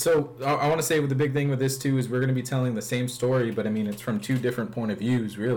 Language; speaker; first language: English; native; English